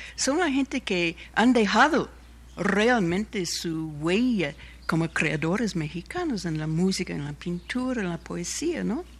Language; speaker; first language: Spanish; non-native, fluent; English